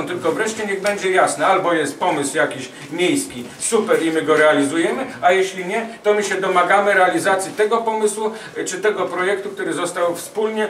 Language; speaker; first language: Polish; native; Polish